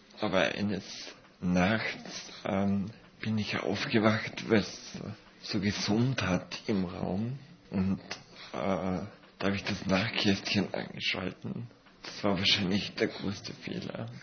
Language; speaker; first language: German; native; German